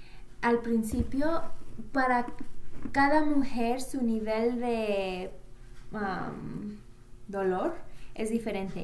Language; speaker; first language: Spanish; early bilingual, heritage; Spanish